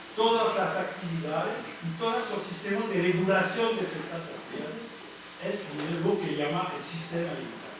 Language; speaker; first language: Spanish; non-native, learner; French